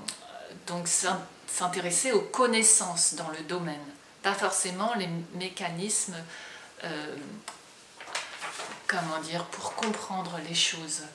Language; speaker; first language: French; native; French